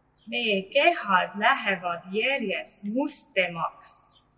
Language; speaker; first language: Estonian; non-native, fluent; English